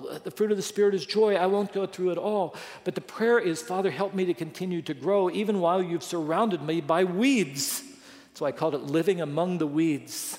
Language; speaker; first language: English; native; English